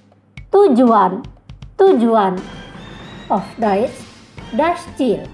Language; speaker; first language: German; non-native, fluent; Indonesian